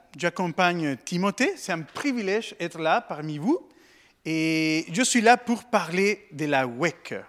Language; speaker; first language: French; non-native, fluent; Spanish